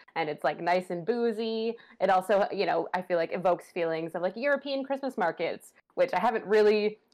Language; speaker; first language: English; native; English